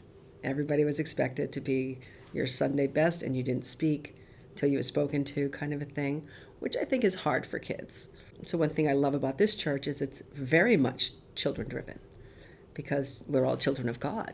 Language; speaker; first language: English; native; English